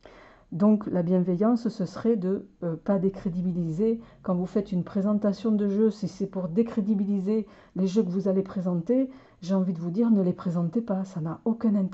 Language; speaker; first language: French; native; French